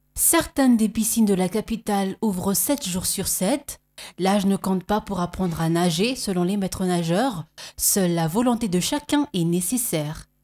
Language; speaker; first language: French; non-native, local second language; Malagasy